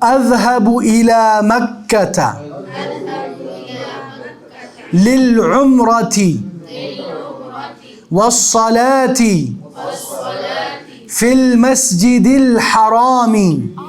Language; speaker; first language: Arabic; non-native, fluent; Urdu